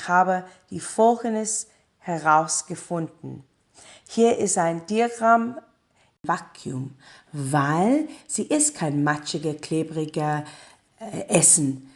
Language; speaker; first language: German; non-native, learner; English